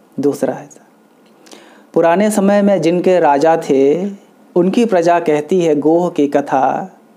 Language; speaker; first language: Hindi; non-native, local second language; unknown